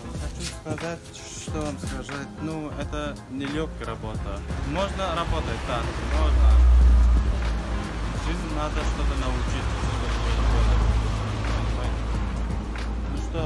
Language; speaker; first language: Russian; non-native, learner; Turkmen